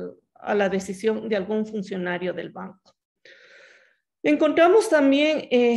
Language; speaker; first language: Spanish; native; Spanish